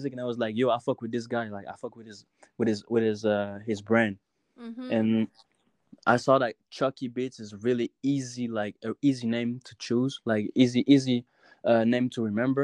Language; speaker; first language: English; non-native, local second language; French